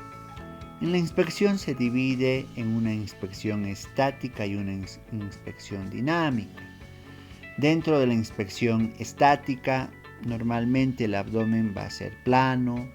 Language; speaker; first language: Spanish; native; Spanish